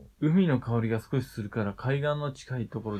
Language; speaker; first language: Japanese; native; Japanese